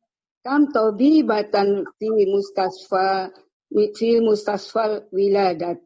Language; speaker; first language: Arabic; non-native, learner; Indonesian